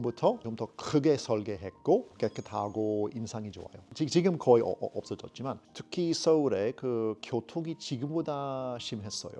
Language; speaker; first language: Korean; non-native, fluent; English